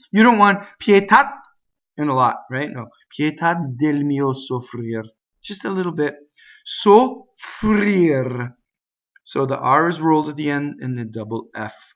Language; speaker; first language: English; native; English